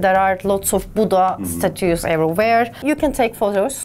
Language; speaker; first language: English; non-native, fluent; Turkish